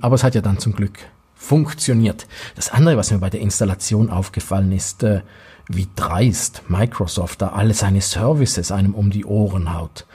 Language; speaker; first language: German; native; German